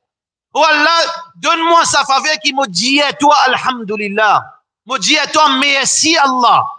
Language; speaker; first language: French; non-native, local second language; Morisyen